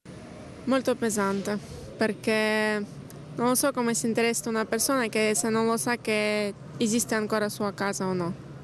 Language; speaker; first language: Italian; non-native, fluent; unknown